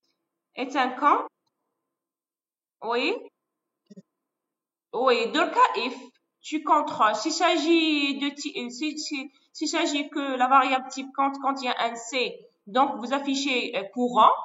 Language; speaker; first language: French; non-native, local second language; Arabic